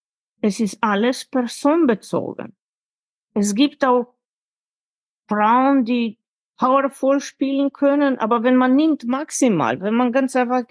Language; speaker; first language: German; non-native, fluent; Slovenian